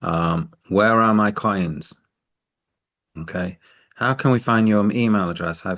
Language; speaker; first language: English; native; English